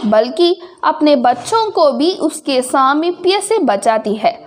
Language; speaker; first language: Hindi; non-native, local second language; Tamil